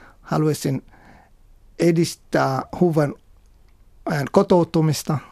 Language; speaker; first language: Finnish; non-native, fluent; Somali